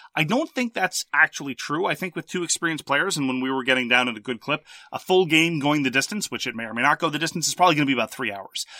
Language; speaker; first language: English; early bilingual, other home language; French